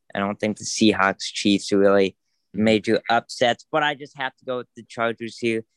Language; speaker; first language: English; native; English